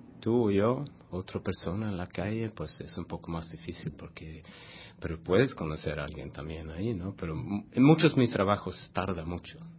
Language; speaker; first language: Spanish; non-native, fluent; Swedish